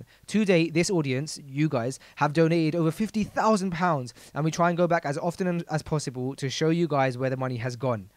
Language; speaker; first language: English; native; English